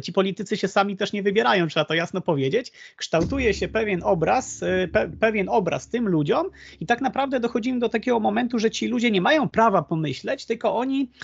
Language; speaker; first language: Polish; native; Polish